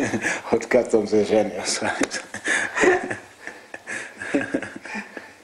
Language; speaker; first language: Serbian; non-native, fluent; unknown